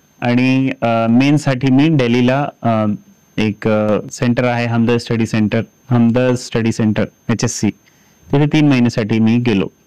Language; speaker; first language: Marathi; non-native, fluent; Hindi